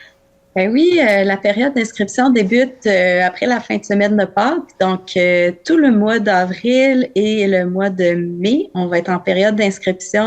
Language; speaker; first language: French; native; French